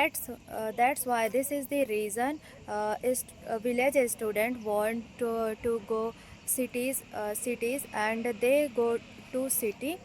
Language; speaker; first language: English; non-native, learner; Hindi